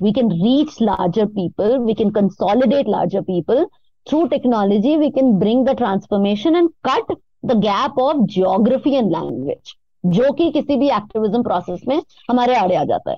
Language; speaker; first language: English; non-native, local second language; Hindi